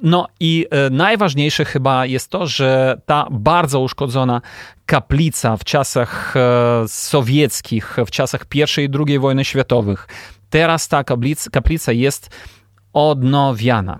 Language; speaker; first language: Polish; non-native, fluent; Ukrainian